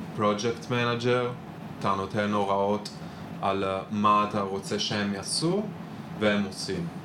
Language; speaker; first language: Hebrew; non-native, fluent; Italian